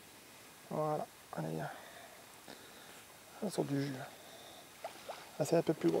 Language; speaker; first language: French; native; French